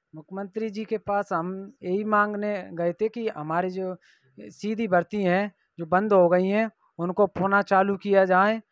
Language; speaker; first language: Hindi; native; Hindi